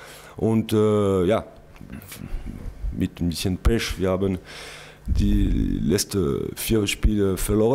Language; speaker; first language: German; non-native, learner; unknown